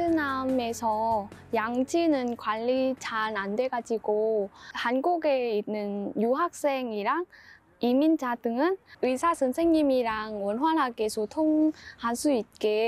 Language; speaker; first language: Korean; non-native, learner; Vietnamese